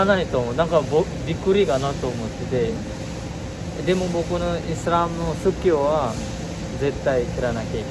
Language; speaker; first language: Japanese; non-native, learner; Indonesian